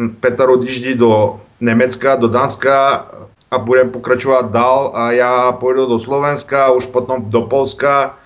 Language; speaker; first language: Czech; non-native, learner; Bulgarian